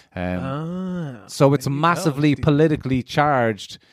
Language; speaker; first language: English; native; English